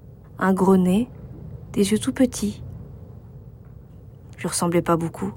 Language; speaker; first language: French; native; French